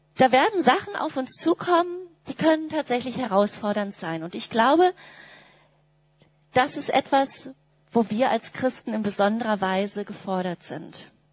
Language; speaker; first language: German; native; German